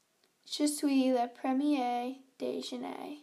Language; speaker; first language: French; non-native, learner; English